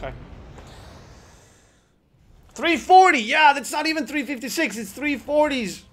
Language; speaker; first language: English; non-native, fluent; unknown